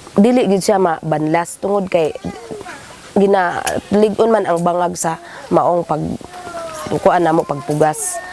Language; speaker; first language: Cebuano; non-native, local second language; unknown